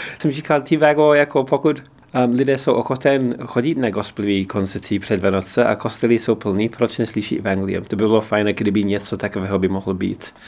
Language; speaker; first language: Czech; non-native, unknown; English